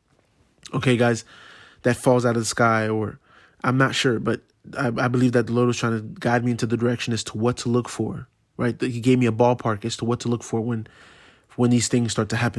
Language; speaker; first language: English; native; English